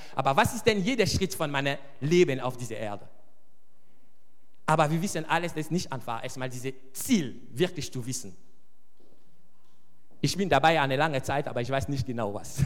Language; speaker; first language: German; non-native, fluent; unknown